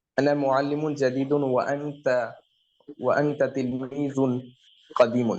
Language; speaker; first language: Arabic; non-native, learner; Bangla